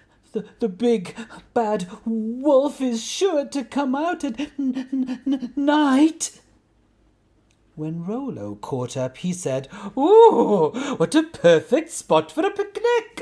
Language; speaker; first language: English; native; English